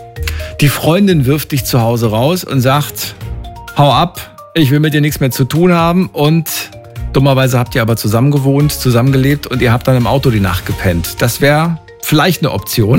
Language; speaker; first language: German; native; German